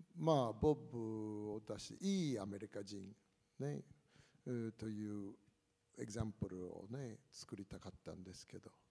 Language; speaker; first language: Japanese; non-native, fluent; English